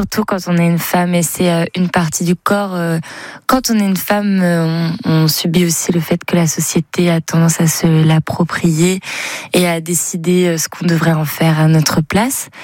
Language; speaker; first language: French; native; French